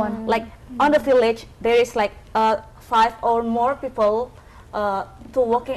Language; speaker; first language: English; non-native, learner; Indonesian